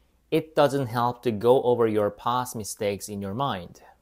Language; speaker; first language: English; non-native, fluent; Korean